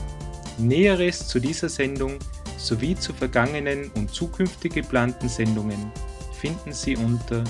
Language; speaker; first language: German; native; German